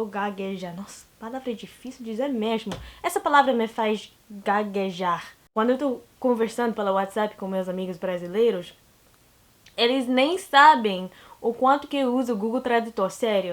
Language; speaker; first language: Portuguese; non-native, learner; English